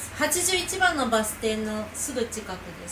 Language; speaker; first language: Japanese; non-native, fluent; Thai